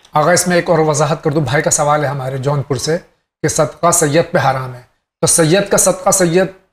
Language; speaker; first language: Hindi; native; Hindi